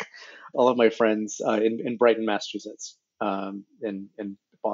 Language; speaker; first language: English; native; English